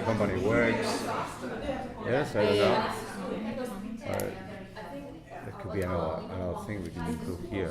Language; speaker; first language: English; non-native, learner; Basque